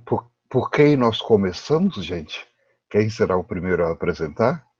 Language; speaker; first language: Portuguese; native; Portuguese